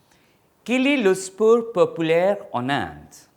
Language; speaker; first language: French; non-native, fluent; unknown